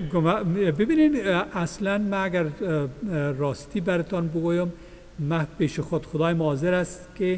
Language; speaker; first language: Persian; native; Persian